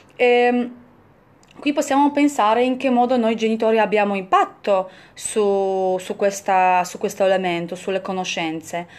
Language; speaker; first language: Italian; non-native, fluent; Polish